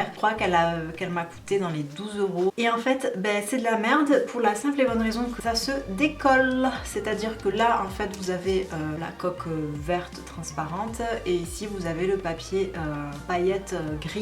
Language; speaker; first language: French; native; French